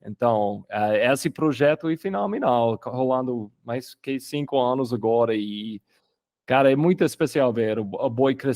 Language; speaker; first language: Portuguese; non-native, fluent; English